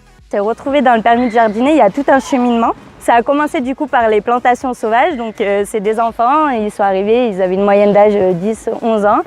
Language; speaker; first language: French; native; French